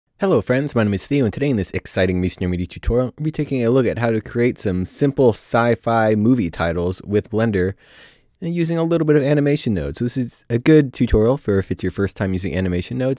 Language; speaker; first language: English; native; English